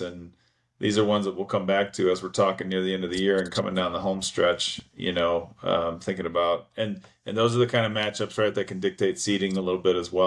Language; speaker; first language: English; native; English